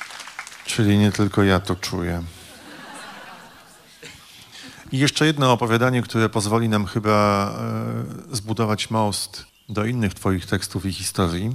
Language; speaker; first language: Polish; native; Polish